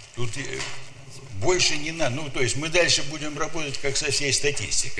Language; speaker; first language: Russian; native; Russian